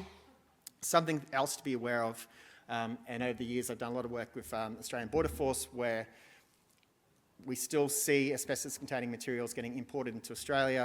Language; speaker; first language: English; native; English